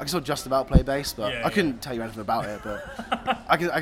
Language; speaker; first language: English; native; English